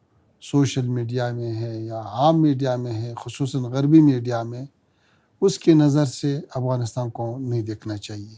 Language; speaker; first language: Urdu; non-native, fluent; Pashto